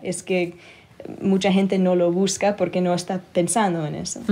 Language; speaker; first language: Spanish; early bilingual, heritage; Spanish